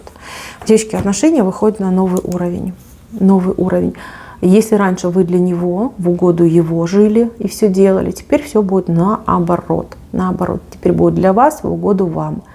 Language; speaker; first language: Russian; native; Russian